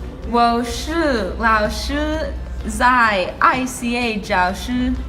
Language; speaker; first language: Chinese; non-native, learner; English